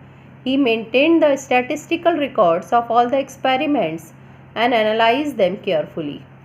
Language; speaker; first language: English; non-native, local second language; Gujarati